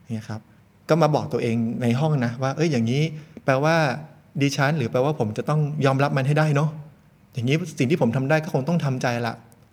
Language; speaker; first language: Thai; native; Thai